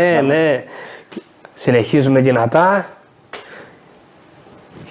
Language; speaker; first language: Greek; non-native, fluent; Portuguese